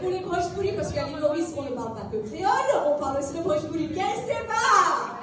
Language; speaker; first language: French; non-native, local second language; Morisyen